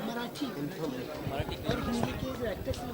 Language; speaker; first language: Hindi; native; Hindi